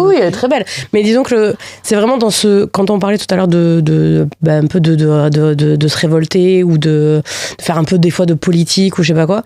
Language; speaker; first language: French; native; French